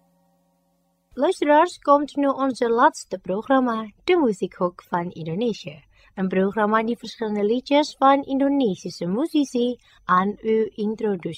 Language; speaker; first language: Dutch; non-native, fluent; Indonesian